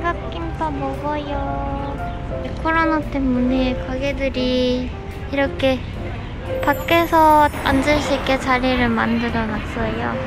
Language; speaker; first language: Korean; non-native, fluent; Japanese